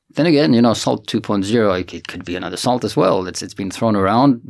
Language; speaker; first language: English; non-native, fluent; Finnish